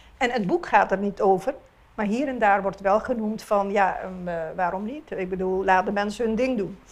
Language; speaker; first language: Dutch; non-native, local second language; Papiamento